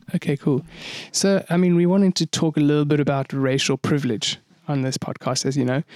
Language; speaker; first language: English; native; English